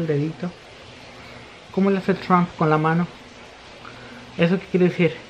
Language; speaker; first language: Spanish; native; Spanish